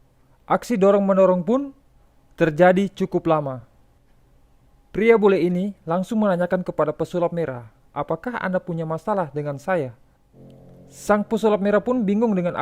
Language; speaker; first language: Indonesian; native; Indonesian